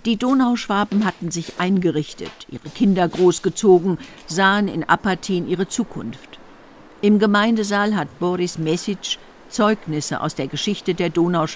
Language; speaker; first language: German; native; German